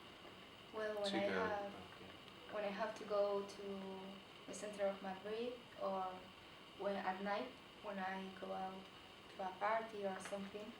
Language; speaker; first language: English; non-native, fluent; Spanish